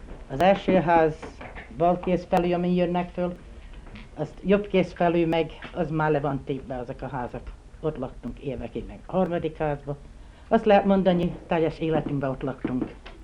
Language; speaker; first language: Hungarian; early bilingual, heritage; Hungarian